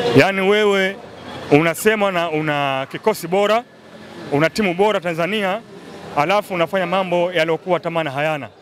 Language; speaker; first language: Swahili; native; Swahili